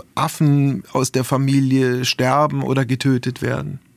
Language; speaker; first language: German; native; German